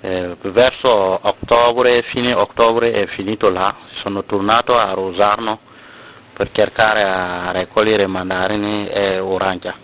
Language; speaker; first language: Italian; non-native, learner; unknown